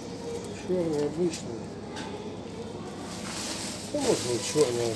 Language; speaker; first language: Russian; non-native, local second language; Ukrainian